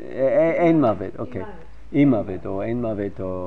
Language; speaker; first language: Hebrew; non-native, fluent; English